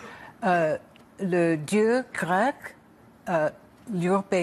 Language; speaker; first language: French; non-native, learner; English